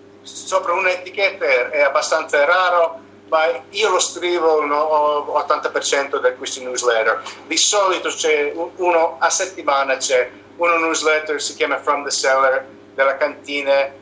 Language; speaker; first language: Italian; non-native, learner; English